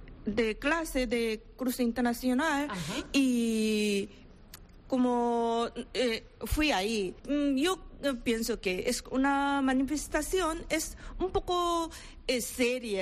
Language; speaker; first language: Spanish; non-native, learner; Korean